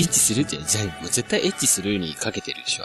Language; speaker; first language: Japanese; native; Japanese